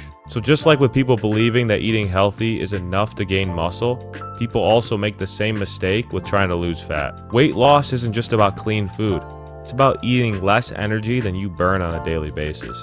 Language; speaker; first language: English; native; English